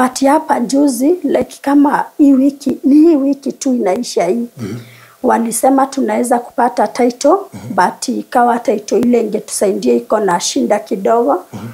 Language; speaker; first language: Swahili; non-native, local second language; Kikuyu